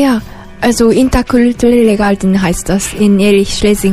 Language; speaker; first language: German; non-native, learner; Japanese